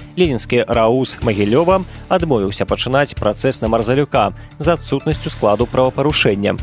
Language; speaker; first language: Belarusian; native; Belarusian